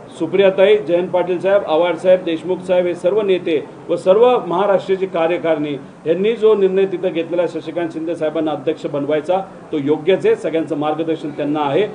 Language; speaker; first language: Marathi; native; Marathi